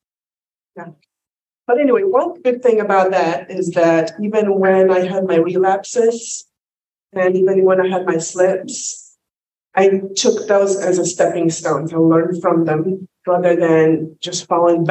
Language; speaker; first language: English; non-native, fluent; Polish